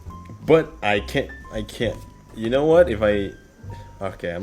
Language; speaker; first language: English; non-native, fluent; Indonesian